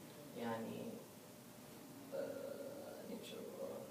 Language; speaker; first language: Russian; non-native, learner; English